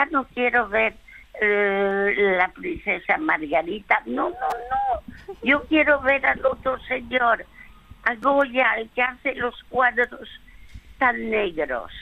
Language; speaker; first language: Spanish; early bilingual, other home language; French